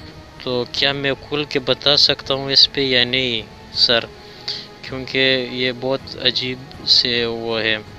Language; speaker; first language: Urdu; non-native, local second language; Pashto